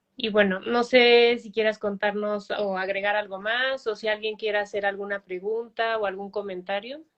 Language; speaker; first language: Spanish; native; Spanish